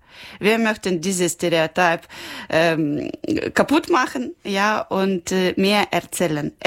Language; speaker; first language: German; non-native, learner; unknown